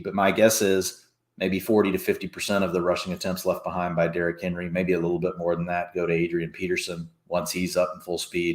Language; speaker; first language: English; native; English